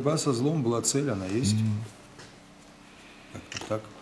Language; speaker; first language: Russian; native; Russian